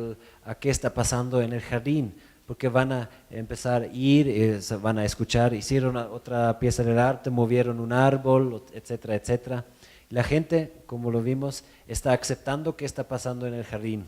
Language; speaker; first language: Spanish; non-native, fluent; German